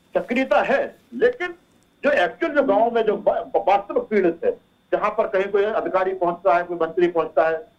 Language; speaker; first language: Hindi; native; Hindi